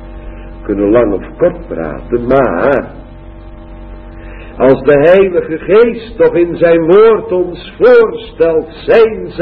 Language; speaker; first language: Dutch; native; Dutch